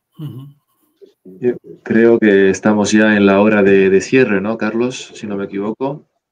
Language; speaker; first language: Spanish; non-native, fluent; Italian